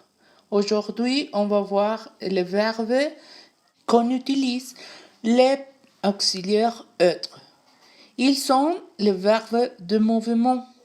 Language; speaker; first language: French; non-native, fluent; Spanish